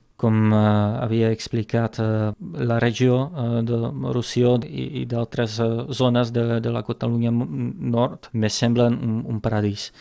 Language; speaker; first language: Catalan; non-native, fluent; Czech